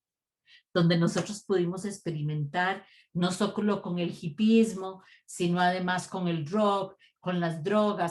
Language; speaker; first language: Spanish; native; Spanish